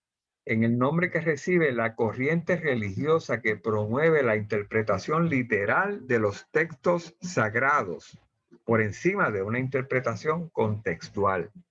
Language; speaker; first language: Spanish; native; Spanish